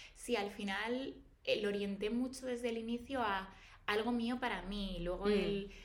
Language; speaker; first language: Spanish; native; Spanish